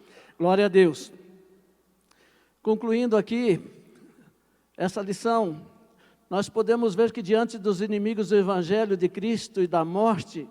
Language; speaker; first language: Portuguese; native; Portuguese